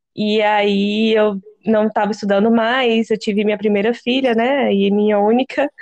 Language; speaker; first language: Portuguese; native; Portuguese